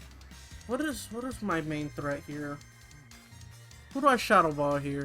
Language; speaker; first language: English; native; English